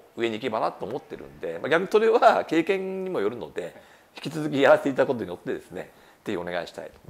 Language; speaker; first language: Japanese; native; Japanese